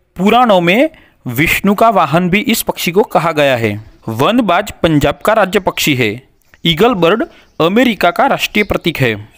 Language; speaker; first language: Hindi; non-native, local second language; Gujarati